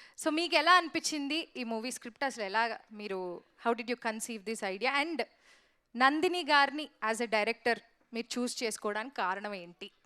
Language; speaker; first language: Telugu; native; Telugu